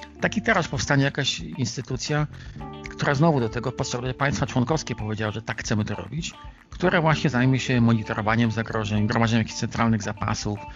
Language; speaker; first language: Polish; native; Polish